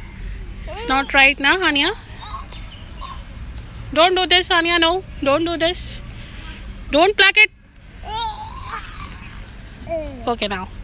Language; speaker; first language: English; non-native, local second language; Hindi